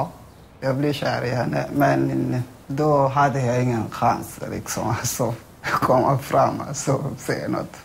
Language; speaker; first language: Swedish; non-native, fluent; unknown